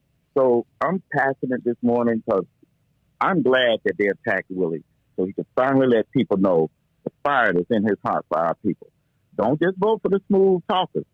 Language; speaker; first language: English; native; English